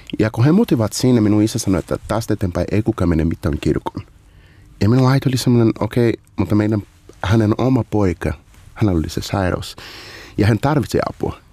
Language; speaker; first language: Finnish; non-native, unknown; Portuguese